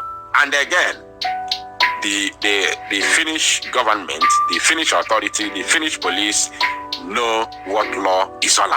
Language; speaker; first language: English; non-native, local second language; Igbo